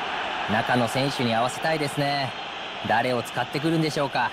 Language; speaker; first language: Japanese; native; Japanese